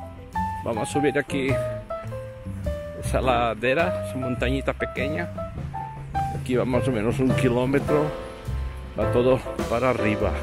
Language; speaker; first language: Spanish; non-native, fluent; Portuguese